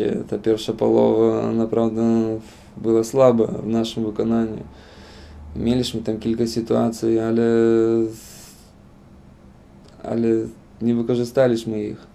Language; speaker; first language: Polish; non-native, fluent; Lithuanian